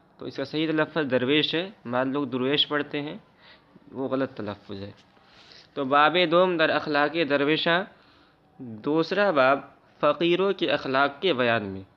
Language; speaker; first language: Urdu; native; Urdu